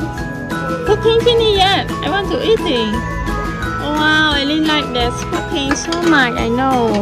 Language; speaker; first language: English; non-native, learner; Khmer